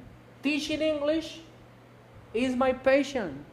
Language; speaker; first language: English; non-native, local second language; Spanish